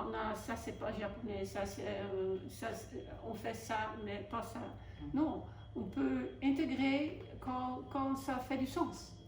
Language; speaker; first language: French; non-native, fluent; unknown